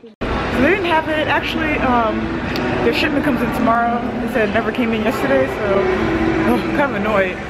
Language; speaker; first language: English; native; English